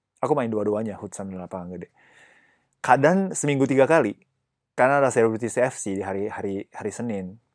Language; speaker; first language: Indonesian; non-native, fluent; Japanese